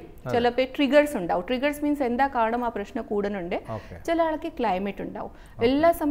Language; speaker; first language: Malayalam; non-native, fluent; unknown